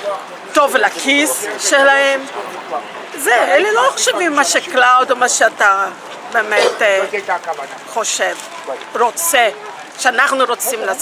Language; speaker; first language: Hebrew; non-native, fluent; Portuguese